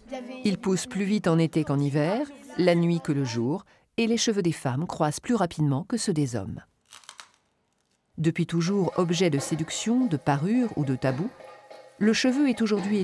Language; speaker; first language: French; native; French